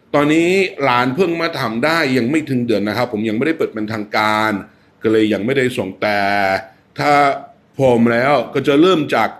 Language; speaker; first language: Thai; non-native, fluent; English